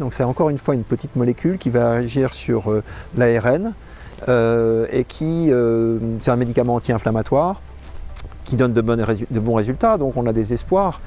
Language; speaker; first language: French; native; French